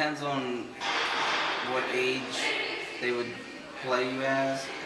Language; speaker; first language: English; native; English